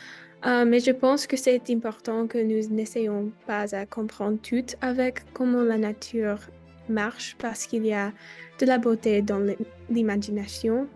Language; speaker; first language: French; non-native, learner; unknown